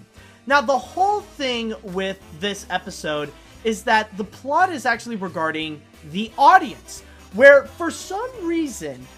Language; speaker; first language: English; native; English